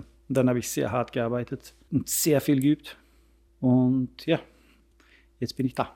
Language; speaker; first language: German; non-native, fluent; Swedish